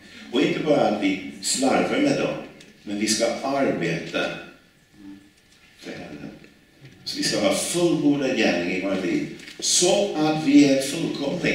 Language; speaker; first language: Swedish; non-native, fluent; English